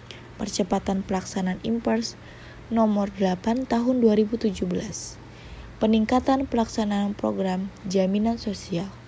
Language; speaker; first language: Indonesian; native; Indonesian